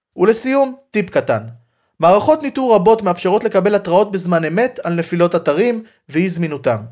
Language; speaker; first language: Hebrew; native; Hebrew